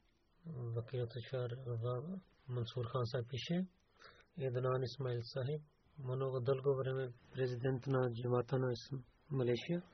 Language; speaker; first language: Bulgarian; non-native, learner; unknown